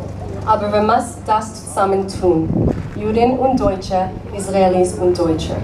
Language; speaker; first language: German; non-native, learner; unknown